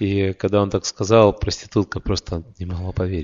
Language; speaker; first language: Russian; native; Russian